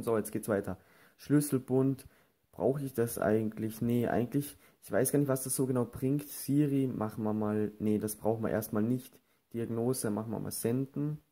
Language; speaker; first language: German; native; German